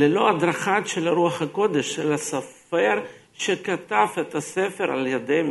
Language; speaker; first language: Hebrew; non-native, fluent; Russian